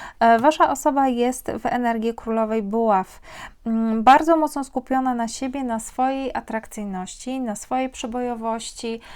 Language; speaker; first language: Polish; native; Polish